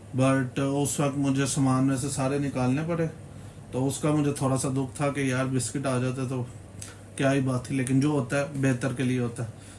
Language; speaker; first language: Urdu; non-native, local second language; Punjabi